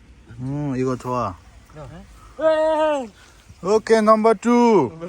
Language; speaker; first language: Korean; non-native, learner; Nepali